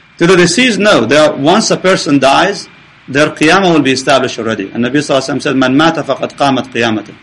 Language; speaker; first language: English; non-native, fluent; Arabic